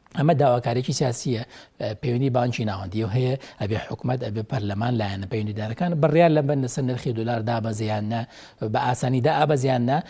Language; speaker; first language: Central Kurdish; native; Central Kurdish